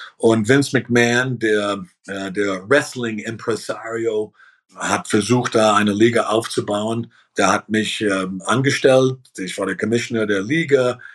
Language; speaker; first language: German; early bilingual, heritage; German